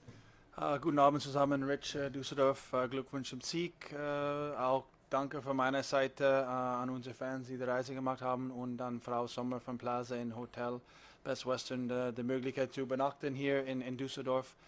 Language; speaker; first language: German; non-native, fluent; English